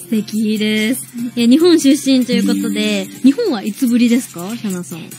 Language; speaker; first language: Japanese; native; Japanese